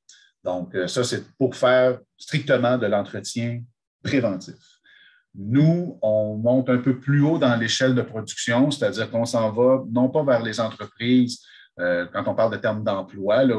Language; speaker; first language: French; native; French